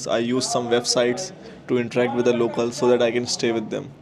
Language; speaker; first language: English; non-native, local second language; Hindi